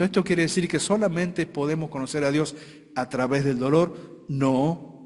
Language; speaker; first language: Spanish; native; Spanish